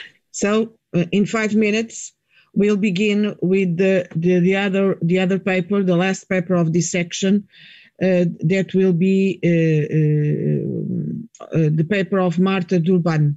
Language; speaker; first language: English; non-native, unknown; Portuguese